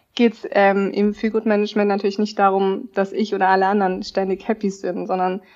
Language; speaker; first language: German; native; German